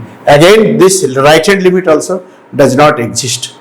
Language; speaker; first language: English; non-native, local second language; Hindi